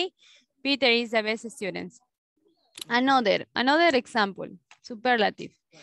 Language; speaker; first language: English; non-native, learner; Spanish